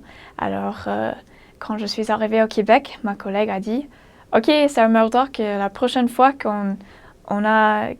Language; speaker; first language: French; non-native, fluent; English